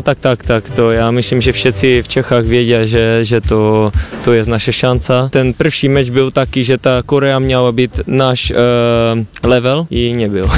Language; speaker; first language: Polish; non-native, learner; Czech